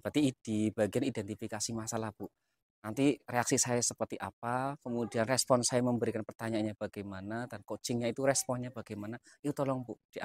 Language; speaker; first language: Indonesian; native; Indonesian